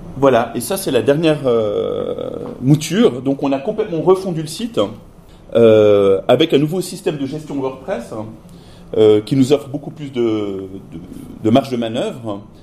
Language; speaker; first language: French; native; French